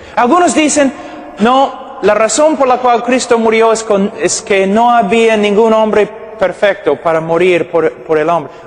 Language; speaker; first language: Spanish; non-native, fluent; English